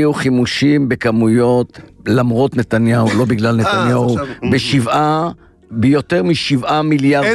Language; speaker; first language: Hebrew; native; Hebrew